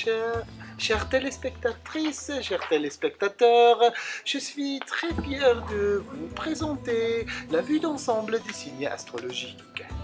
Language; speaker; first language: French; non-native, fluent; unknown